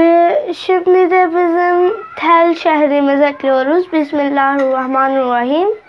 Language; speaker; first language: Turkish; non-native, learner; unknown